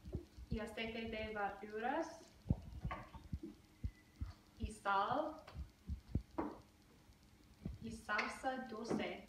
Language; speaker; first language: Spanish; non-native, learner; English